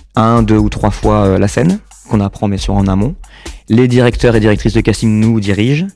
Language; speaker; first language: French; native; French